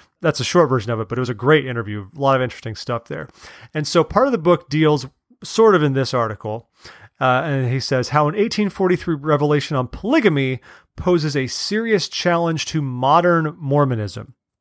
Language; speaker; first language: English; native; English